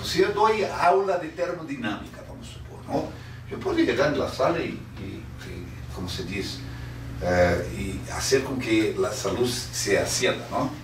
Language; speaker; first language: Spanish; non-native, fluent; Portuguese